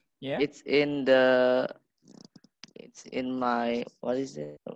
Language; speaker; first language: English; non-native, learner; Indonesian